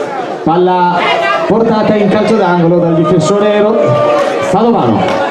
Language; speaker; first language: Italian; native; Italian